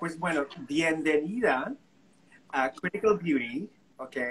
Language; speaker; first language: Spanish; non-native, fluent; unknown